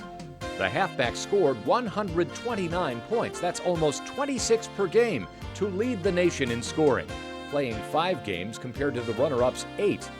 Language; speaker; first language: English; native; English